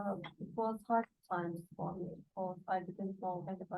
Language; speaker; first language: English; non-native, learner; Turkish